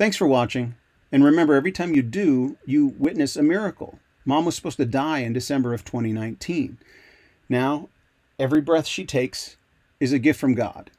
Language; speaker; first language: English; native; English